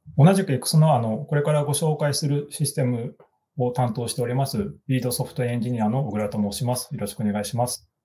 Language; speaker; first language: Japanese; native; Japanese